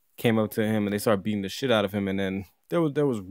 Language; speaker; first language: English; native; English